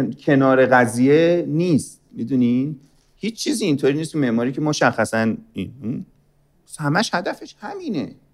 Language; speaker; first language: Persian; native; Persian